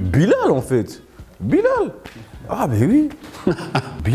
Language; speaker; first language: French; native; French